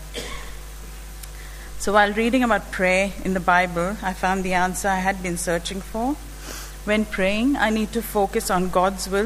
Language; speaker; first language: English; non-native, local second language; Malayalam